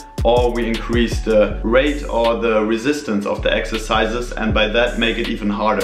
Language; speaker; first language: English; non-native, fluent; German